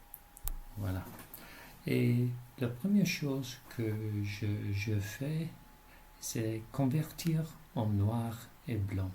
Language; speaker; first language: French; non-native, fluent; English